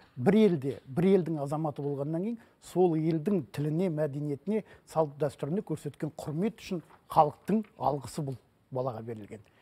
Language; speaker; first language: Kazakh; non-native, local second language; Russian